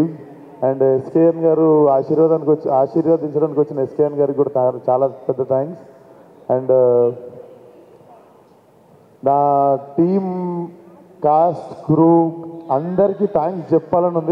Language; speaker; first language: Telugu; native; Telugu